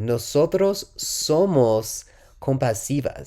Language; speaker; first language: Spanish; non-native, learner; English